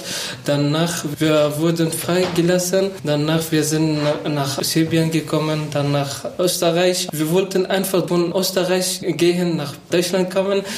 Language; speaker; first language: German; non-native, learner; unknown